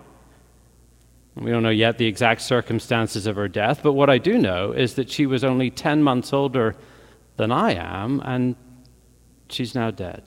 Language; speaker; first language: English; native; English